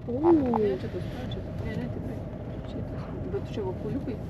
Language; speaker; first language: Lithuanian; native; Lithuanian